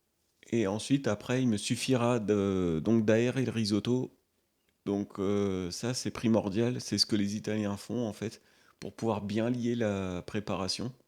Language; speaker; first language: French; native; French